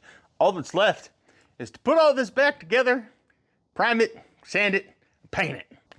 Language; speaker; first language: English; native; English